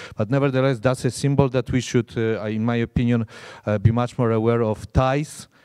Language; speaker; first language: English; non-native, fluent; Polish